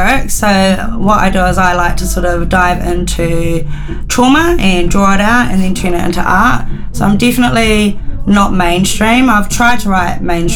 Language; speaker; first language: English; native; English